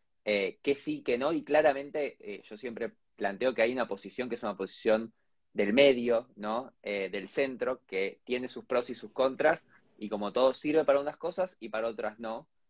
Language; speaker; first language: Spanish; native; Spanish